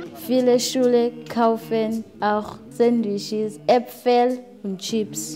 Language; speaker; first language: German; non-native, learner; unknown